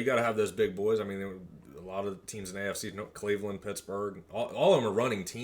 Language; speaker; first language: English; native; English